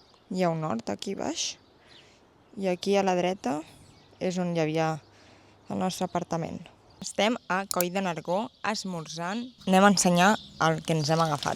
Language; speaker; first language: Catalan; native; Catalan